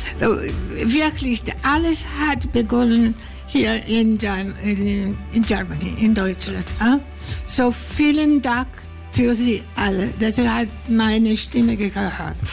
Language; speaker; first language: German; non-native, learner; Greek